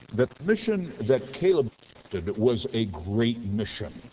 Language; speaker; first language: English; non-native, fluent; French